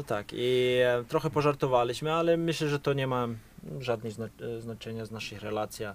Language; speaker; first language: Polish; non-native, fluent; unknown